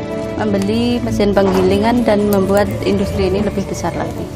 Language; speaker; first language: Indonesian; non-native, local second language; Javanese